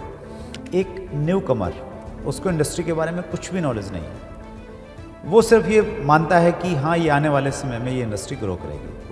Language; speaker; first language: Hindi; native; Hindi